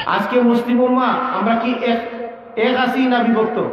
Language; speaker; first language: Bangla; native; Bangla